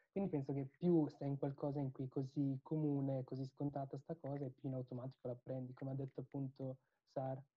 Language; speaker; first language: Italian; early bilingual, other home language; Tamil